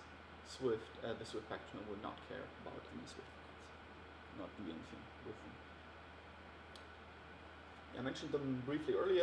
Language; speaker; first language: English; non-native, fluent; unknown